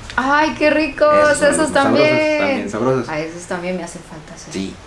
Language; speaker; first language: Spanish; native; Spanish